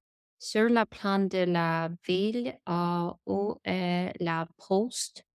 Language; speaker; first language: French; non-native, learner; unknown